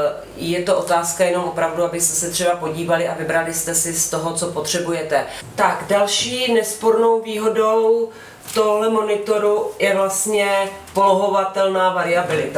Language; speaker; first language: Czech; native; Czech